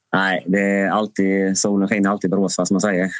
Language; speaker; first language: Swedish; native; Swedish